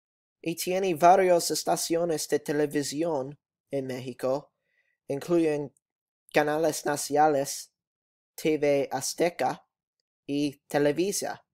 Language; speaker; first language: Spanish; non-native, learner; English